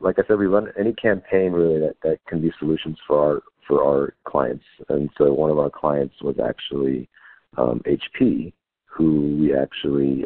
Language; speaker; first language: English; native; English